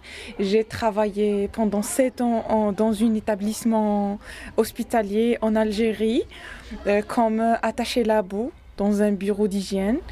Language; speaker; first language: French; non-native, learner; Arabic